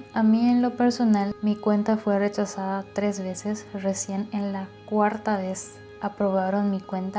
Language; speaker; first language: Spanish; native; Spanish